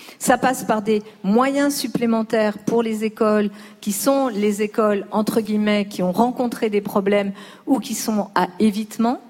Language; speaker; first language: French; early bilingual, other home language; Spanish